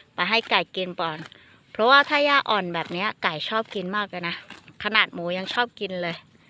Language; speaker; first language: Thai; non-native, local second language; Hmong